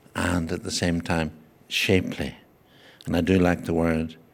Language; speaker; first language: English; native; English